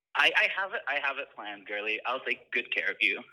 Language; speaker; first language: English; non-native, fluent; Arabic